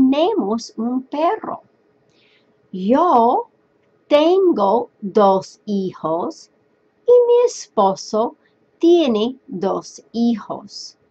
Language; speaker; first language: Spanish; non-native, fluent; English